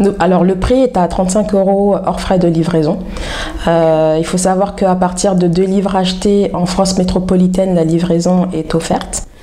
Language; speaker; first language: French; native; French